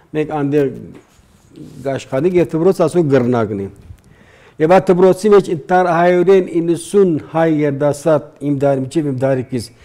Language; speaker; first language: Armenian; early bilingual, heritage; Armenian